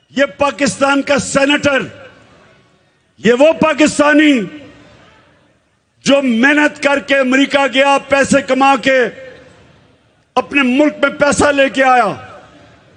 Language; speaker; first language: Urdu; native; Urdu